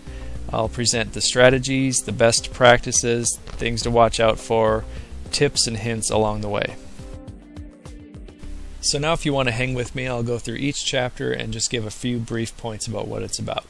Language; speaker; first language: English; native; English